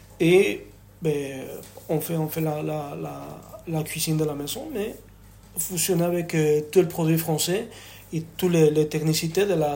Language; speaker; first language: French; non-native, fluent; Spanish